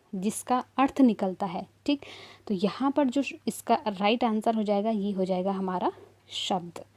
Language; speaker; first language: Hindi; native; Hindi